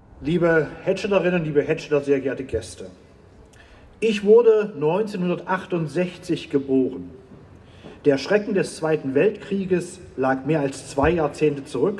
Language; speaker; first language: German; native; German